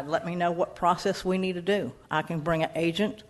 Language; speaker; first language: English; native; English